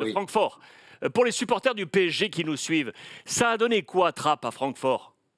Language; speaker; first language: French; native; French